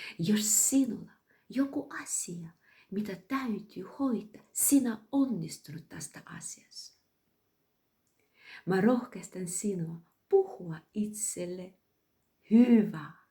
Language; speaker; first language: Finnish; non-native, fluent; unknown